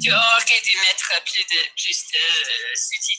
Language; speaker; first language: French; non-native, learner; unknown